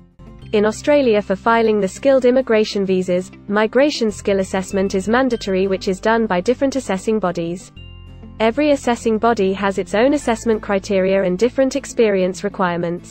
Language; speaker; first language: English; non-native, local second language; Hindi